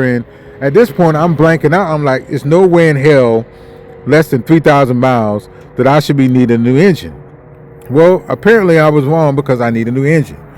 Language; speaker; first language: English; native; English